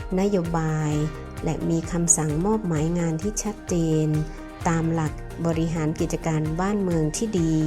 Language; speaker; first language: Thai; native; Thai